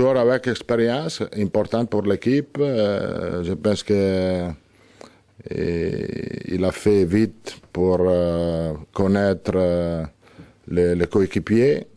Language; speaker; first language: French; non-native, learner; Italian